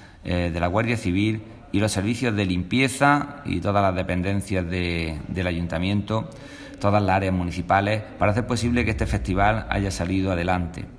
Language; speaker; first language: Spanish; native; Spanish